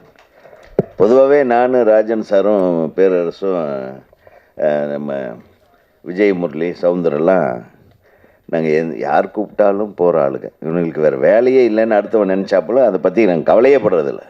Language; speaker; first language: Tamil; native; Tamil